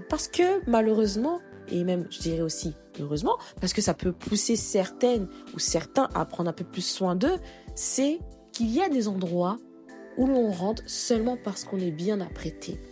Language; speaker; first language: French; native; French